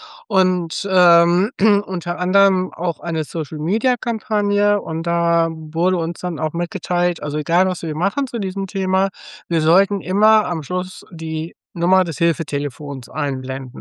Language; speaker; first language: German; native; German